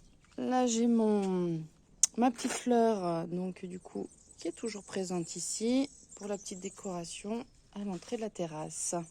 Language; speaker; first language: French; native; French